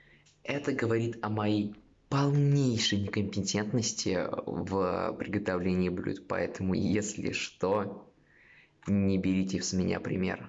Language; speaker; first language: Russian; native; Russian